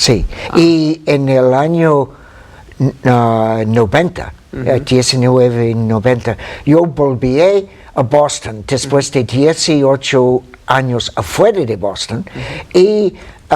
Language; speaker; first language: Spanish; non-native, fluent; English